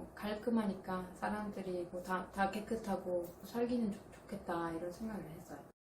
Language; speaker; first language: Korean; non-native, fluent; Italian